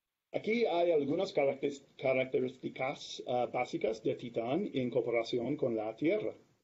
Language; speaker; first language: Spanish; non-native, learner; English